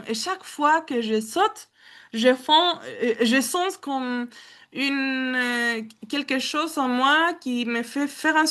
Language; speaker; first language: French; non-native, learner; Spanish